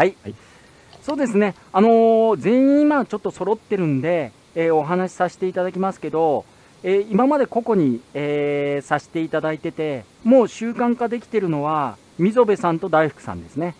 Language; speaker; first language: Japanese; native; Japanese